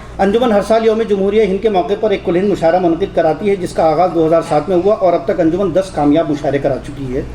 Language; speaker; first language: Urdu; native; Urdu